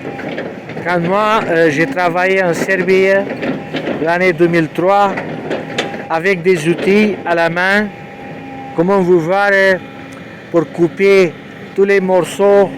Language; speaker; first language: French; non-native, learner; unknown